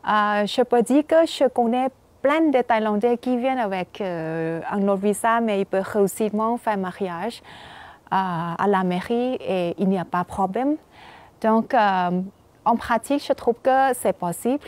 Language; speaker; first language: French; non-native, fluent; Thai